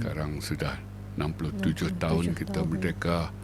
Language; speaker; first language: Malay; native; Malay